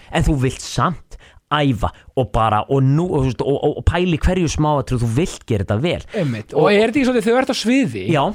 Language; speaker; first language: Icelandic; native; Icelandic